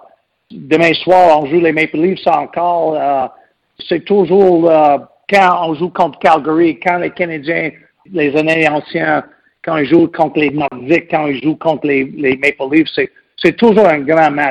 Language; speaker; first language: French; non-native, local second language; English